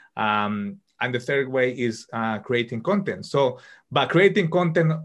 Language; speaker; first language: English; non-native, fluent; Spanish